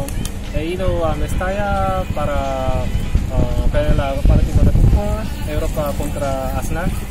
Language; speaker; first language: Spanish; non-native, learner; Korean